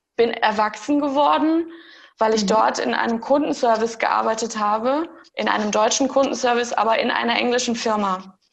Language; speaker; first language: German; early bilingual, heritage; German